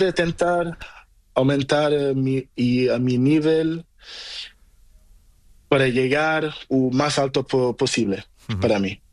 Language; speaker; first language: Spanish; non-native, learner; Portuguese